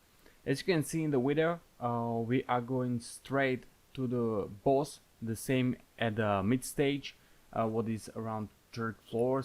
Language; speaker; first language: English; non-native, fluent; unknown